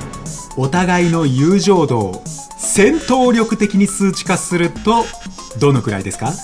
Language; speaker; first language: Japanese; native; Japanese